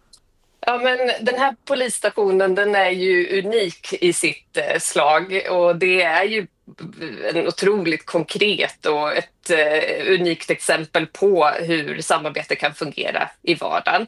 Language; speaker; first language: Swedish; native; Swedish